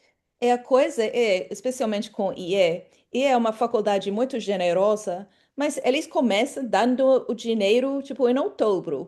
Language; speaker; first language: Portuguese; non-native, fluent; English